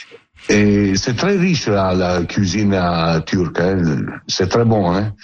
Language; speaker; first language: French; non-native, learner; Italian